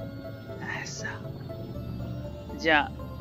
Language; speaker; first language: Japanese; non-native, learner; English